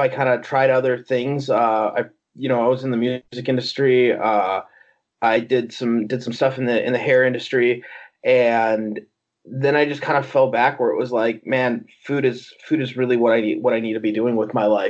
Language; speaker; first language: English; native; English